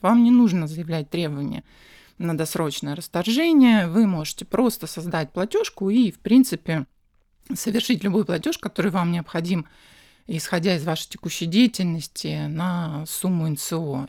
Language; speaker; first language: Russian; native; Russian